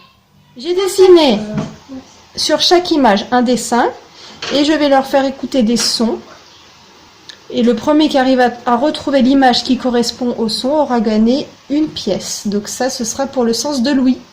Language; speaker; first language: French; native; French